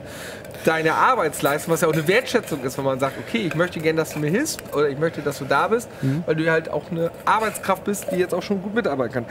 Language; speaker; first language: German; native; German